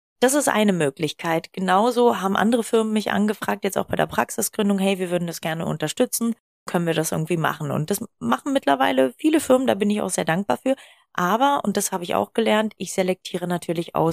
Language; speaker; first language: German; native; German